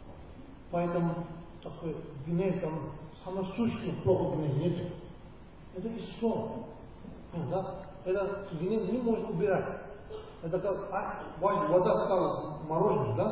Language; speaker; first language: Russian; non-native, learner; Tibetan